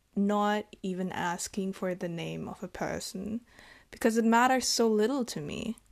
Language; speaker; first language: English; non-native, fluent; Vietnamese